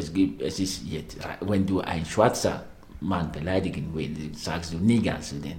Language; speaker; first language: German; non-native, fluent; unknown